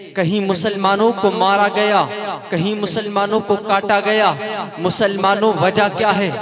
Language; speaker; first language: Hindi; native; Hindi